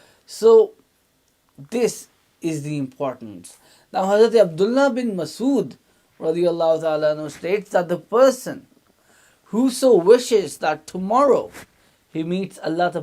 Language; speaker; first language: English; non-native, local second language; Urdu